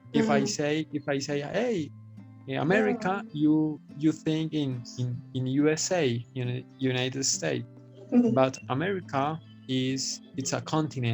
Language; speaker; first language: English; non-native, fluent; Spanish